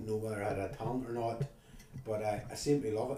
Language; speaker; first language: English; native; English